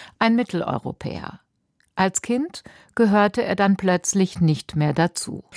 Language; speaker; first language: German; native; German